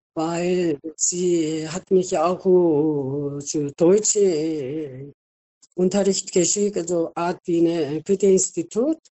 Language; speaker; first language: German; non-native, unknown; Korean